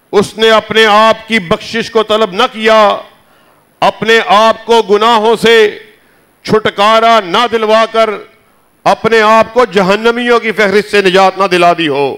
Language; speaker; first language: Urdu; native; Urdu